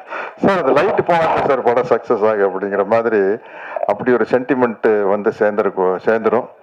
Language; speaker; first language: Tamil; native; Tamil